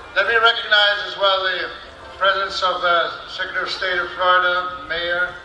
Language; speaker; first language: English; non-native, fluent; Spanish